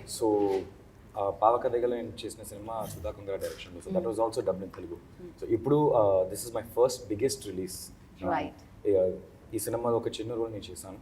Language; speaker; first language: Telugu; non-native, learner; Tamil